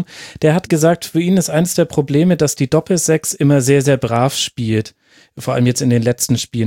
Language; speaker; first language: German; native; German